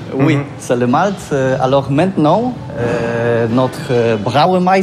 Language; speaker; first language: French; non-native, learner; Polish